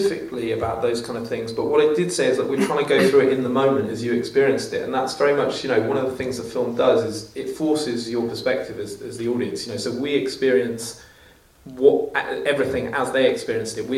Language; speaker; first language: English; native; English